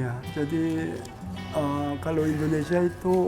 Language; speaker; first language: Indonesian; non-native, learner; Korean